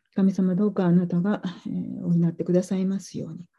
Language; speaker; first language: Japanese; native; Japanese